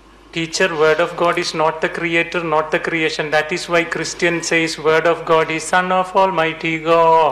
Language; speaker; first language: English; non-native, local second language; Malayalam